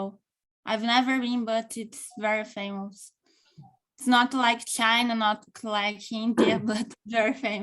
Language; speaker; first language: English; non-native, local second language; Portuguese